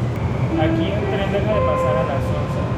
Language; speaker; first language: Spanish; native; Spanish